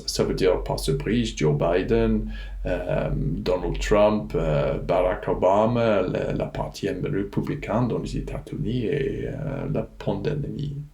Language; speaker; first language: French; non-native, fluent; English